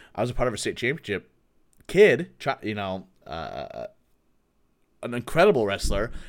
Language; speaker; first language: English; native; English